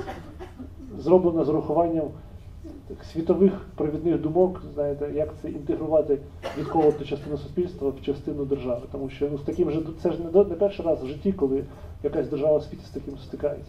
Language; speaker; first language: Ukrainian; native; Ukrainian